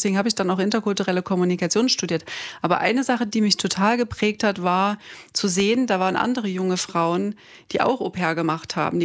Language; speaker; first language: German; native; German